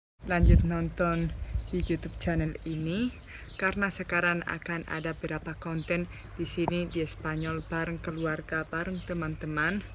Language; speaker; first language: Indonesian; non-native, fluent; Spanish